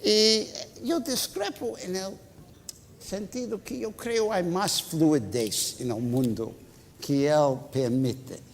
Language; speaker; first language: Spanish; non-native, fluent; English